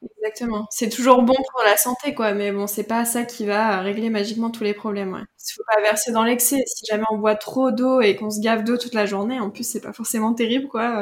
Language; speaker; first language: French; native; French